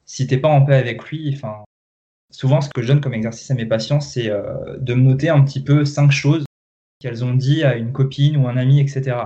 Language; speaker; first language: French; native; French